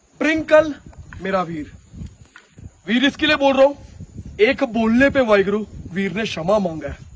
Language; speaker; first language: Hindi; non-native, local second language; Punjabi